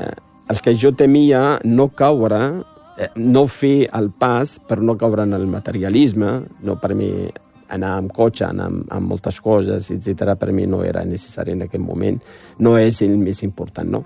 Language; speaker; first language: Catalan; non-native, fluent; Arabic